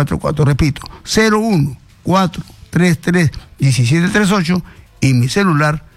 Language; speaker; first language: Spanish; native; Spanish